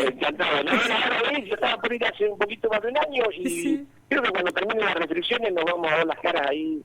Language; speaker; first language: Spanish; native; Spanish